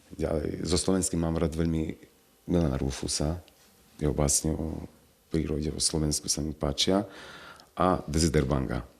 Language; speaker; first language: Slovak; non-native, local second language; Romany